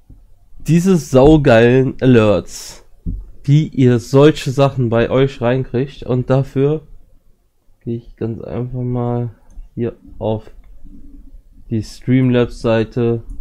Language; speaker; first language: German; native; German